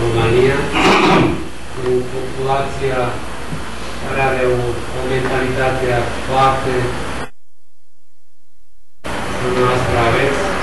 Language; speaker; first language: Romanian; non-native, fluent; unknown